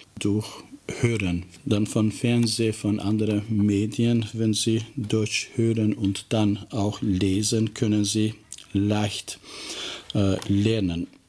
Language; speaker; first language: German; non-native, fluent; Albanian